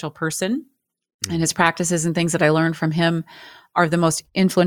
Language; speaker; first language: English; native; English